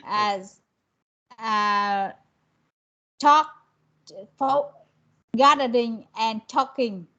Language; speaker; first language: English; non-native, learner; Vietnamese